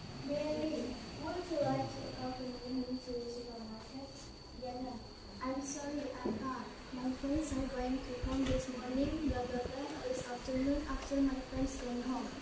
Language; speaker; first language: English; non-native, learner; Indonesian